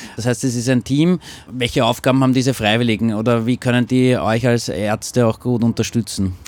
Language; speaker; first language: German; native; German